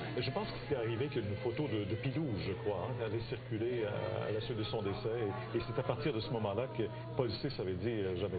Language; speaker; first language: French; native; French